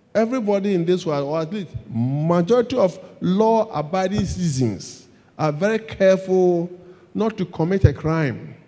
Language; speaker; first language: English; non-native, local second language; Akan